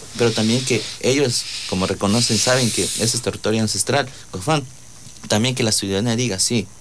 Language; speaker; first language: Spanish; non-native, local second language; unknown